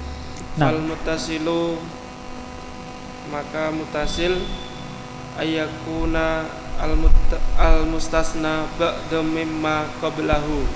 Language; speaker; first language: Arabic; non-native, learner; Indonesian